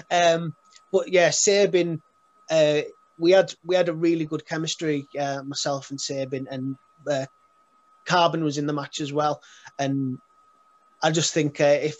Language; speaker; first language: English; native; English